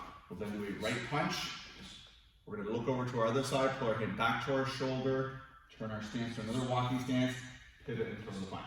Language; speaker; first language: English; native; English